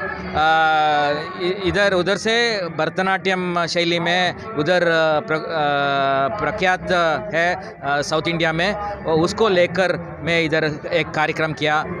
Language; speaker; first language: Hindi; non-native, local second language; Kannada